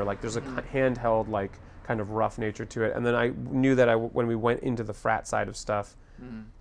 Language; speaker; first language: English; native; English